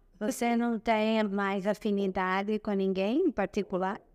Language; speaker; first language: Portuguese; non-native, learner; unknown